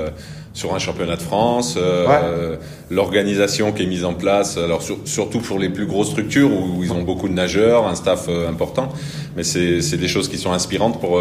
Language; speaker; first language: French; native; French